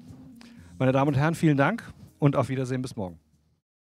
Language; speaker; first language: German; native; German